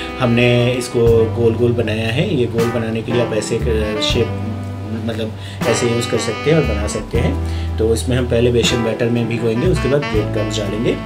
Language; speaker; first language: Hindi; non-native, local second language; Bangla